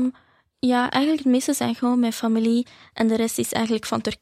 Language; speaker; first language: Dutch; early bilingual, other home language; Arabic